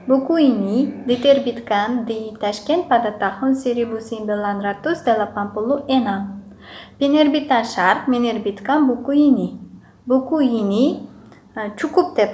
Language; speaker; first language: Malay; non-native, learner; Uzbek